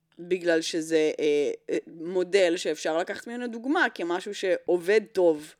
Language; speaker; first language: Hebrew; early bilingual, other home language; English